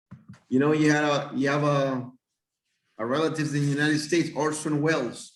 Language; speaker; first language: English; non-native, fluent; Spanish